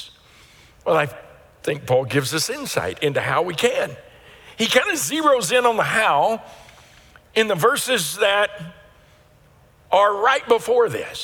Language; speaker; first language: English; native; English